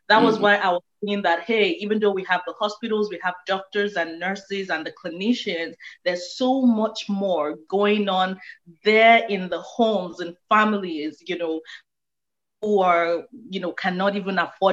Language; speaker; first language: English; non-native, local second language; Yoruba